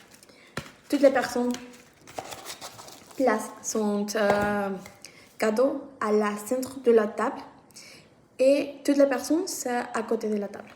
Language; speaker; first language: French; non-native, learner; Spanish